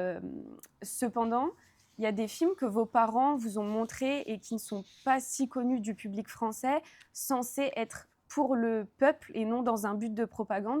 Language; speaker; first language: French; native; French